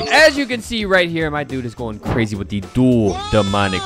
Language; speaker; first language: English; native; English